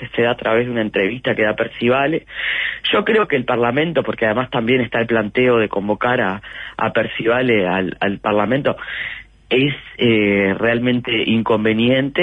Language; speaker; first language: Spanish; native; Spanish